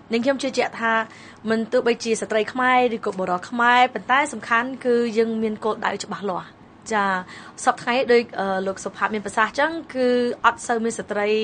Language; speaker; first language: Khmer; early bilingual, heritage; Khmer